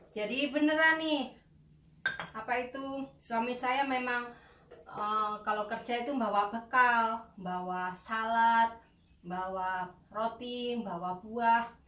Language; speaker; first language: Indonesian; native; Indonesian